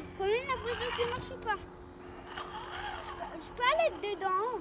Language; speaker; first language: French; native; French